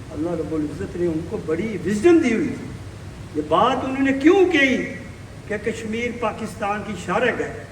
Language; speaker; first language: Urdu; non-native, local second language; Punjabi